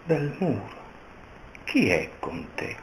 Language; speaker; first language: Italian; native; Italian